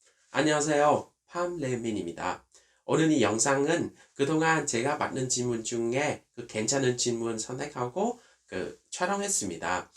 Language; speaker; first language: Korean; non-native, fluent; Vietnamese